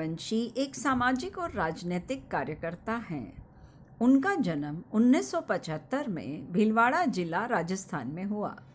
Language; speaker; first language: Hindi; native; Hindi